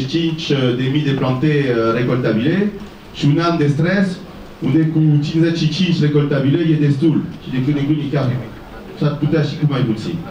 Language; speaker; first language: Romanian; non-native, fluent; French